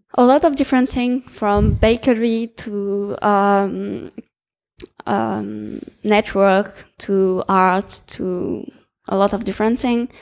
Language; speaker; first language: English; non-native, fluent; French